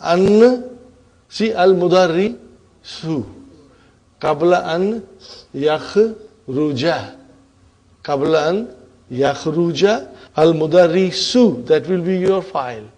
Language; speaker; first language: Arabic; non-native, fluent; Urdu